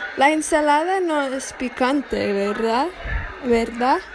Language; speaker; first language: Spanish; non-native, learner; Portuguese